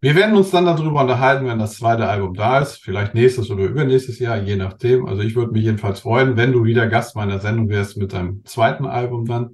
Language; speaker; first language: German; native; German